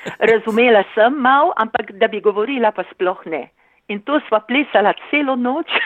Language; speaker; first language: Slovenian; early bilingual, heritage; Slovenian